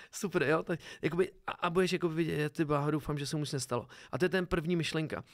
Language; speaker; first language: Czech; native; Czech